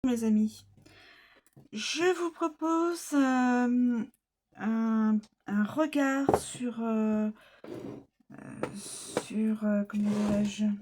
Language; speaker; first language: French; native; French